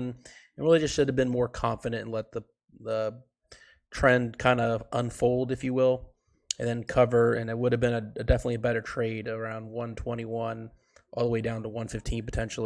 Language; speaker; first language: English; native; English